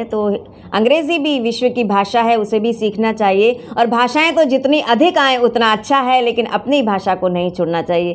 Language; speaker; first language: Hindi; native; Hindi